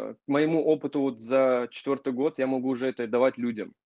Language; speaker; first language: Russian; native; Russian